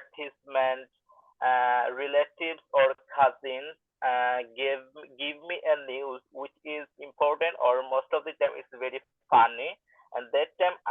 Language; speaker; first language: English; non-native, learner; Bangla